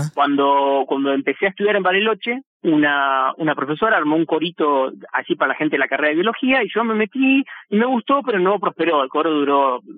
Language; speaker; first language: Spanish; native; Spanish